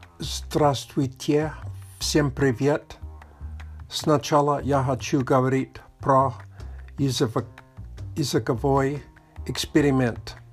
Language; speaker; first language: Russian; non-native, learner; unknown